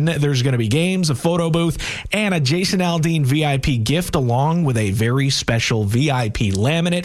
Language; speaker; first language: English; native; English